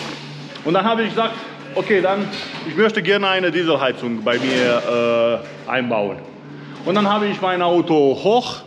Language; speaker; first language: German; non-native, learner; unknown